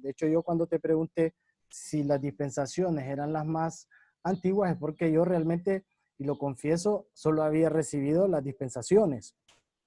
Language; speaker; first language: Spanish; native; Spanish